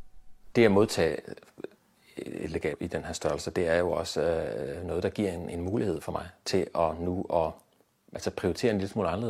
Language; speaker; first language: Danish; native; Danish